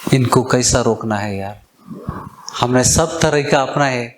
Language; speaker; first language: Hindi; non-native, local second language; Kannada